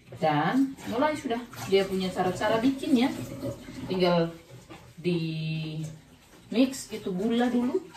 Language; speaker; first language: Indonesian; non-native, local second language; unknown